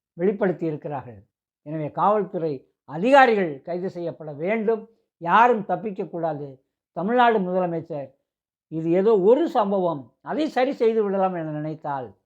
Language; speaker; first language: Tamil; native; Tamil